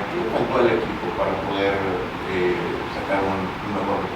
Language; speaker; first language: Spanish; native; Spanish